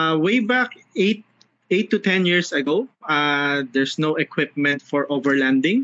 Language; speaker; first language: English; non-native, local second language; Filipino